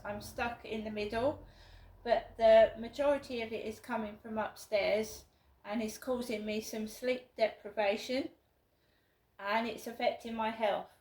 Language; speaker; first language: English; native; English